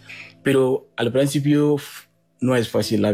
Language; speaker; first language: Spanish; non-native, fluent; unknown